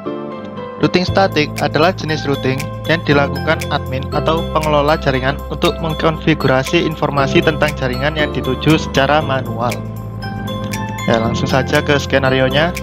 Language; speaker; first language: Indonesian; native; Indonesian